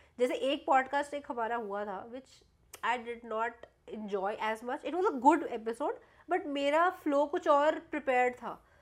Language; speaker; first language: Hindi; native; Hindi